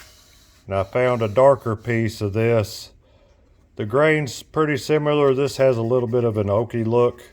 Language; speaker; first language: English; native; English